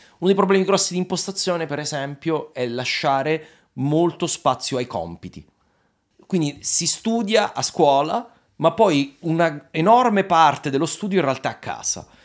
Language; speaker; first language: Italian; native; Italian